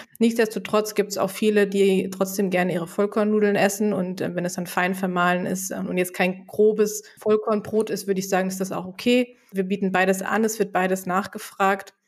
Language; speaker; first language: German; native; German